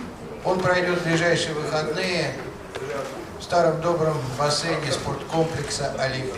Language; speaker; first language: Russian; native; Russian